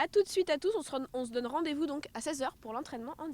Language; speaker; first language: French; native; French